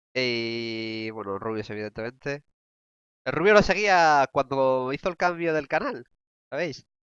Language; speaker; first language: Spanish; native; Spanish